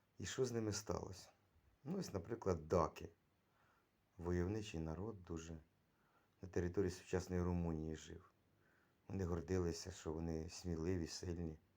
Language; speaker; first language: Ukrainian; native; Ukrainian